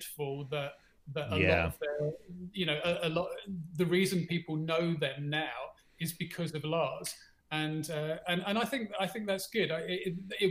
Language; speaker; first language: English; native; English